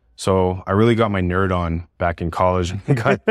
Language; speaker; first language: English; native; English